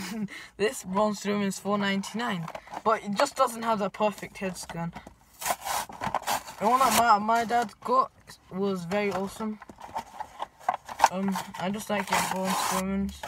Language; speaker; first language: English; native; English